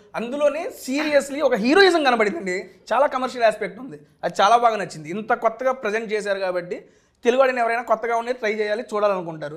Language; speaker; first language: Telugu; native; Telugu